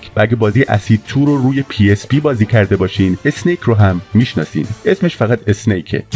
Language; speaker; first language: Persian; native; Persian